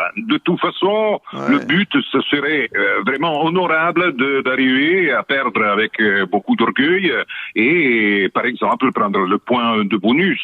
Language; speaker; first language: French; non-native, fluent; Italian